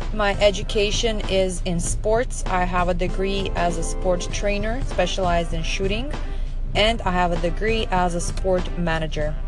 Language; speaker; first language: English; non-native, fluent; Serbian